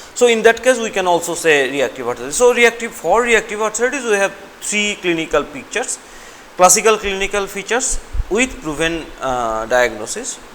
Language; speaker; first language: English; non-native, local second language; Bangla